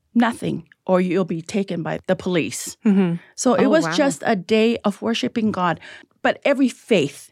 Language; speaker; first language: English; early bilingual, other home language; Tongan